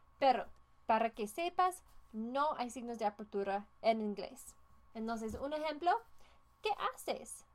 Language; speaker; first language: Spanish; non-native, fluent; English